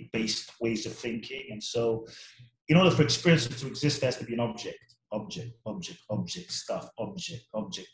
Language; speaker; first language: English; native; English